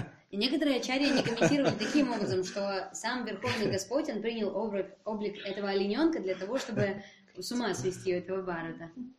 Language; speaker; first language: Russian; native; Russian